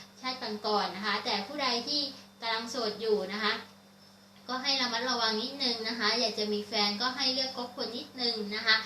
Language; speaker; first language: Thai; native; Thai